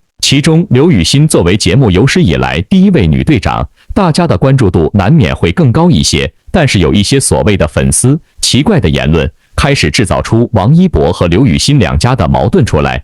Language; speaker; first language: Chinese; native; Chinese